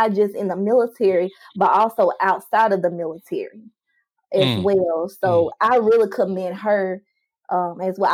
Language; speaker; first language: English; native; English